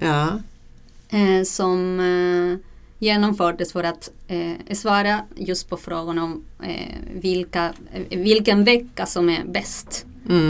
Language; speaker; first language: Swedish; non-native, fluent; Spanish